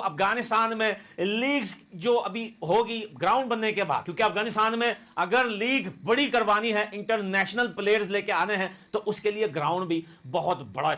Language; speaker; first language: Hindi; native; Hindi